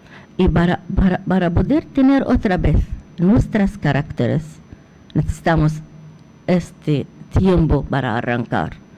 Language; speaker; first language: Spanish; non-native, fluent; Arabic